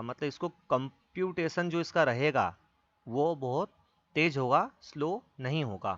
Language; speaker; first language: Hindi; native; Hindi